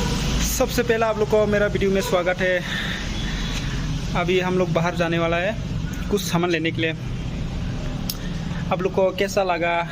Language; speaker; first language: Hindi; non-native, local second language; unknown